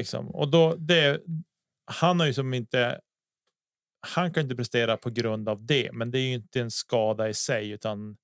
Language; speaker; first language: Swedish; native; Swedish